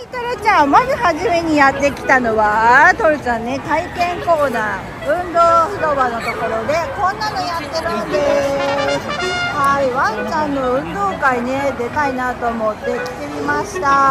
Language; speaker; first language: Japanese; native; Japanese